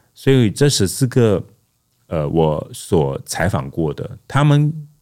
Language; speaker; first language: Chinese; non-native, local second language; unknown